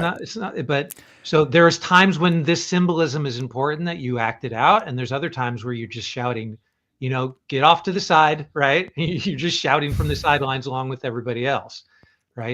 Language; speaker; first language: English; native; English